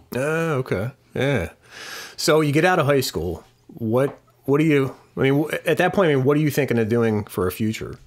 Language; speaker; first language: English; native; English